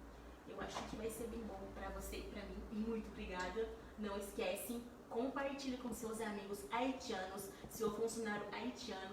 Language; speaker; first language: Portuguese; non-native, fluent; Haitian Creole